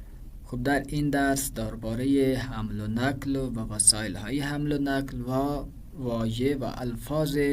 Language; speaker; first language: Persian; non-native, fluent; Urdu